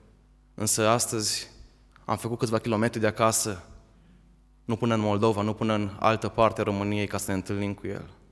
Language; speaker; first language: Romanian; native; Romanian